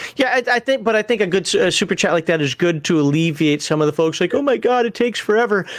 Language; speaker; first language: English; native; English